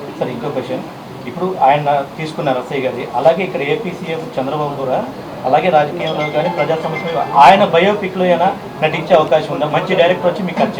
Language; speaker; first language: Telugu; native; Telugu